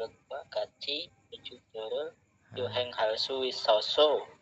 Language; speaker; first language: Korean; non-native, learner; Indonesian